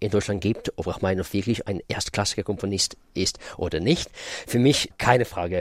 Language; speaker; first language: German; non-native, fluent; Russian